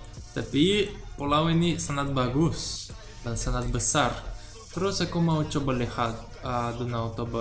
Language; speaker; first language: Indonesian; non-native, learner; Russian